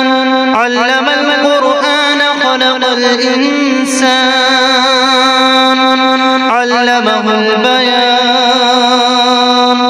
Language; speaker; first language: Arabic; native; Arabic